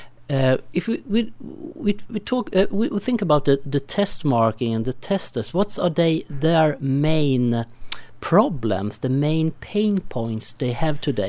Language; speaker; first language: English; non-native, fluent; Swedish